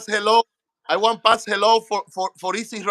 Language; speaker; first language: English; non-native, learner; Spanish